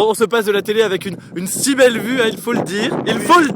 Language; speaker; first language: French; native; French